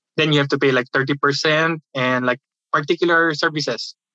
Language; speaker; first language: English; non-native, local second language; Filipino